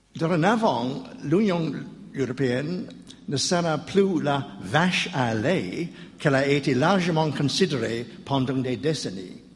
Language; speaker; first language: French; non-native, learner; English